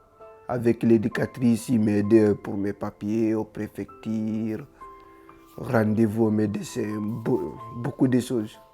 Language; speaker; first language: French; non-native, learner; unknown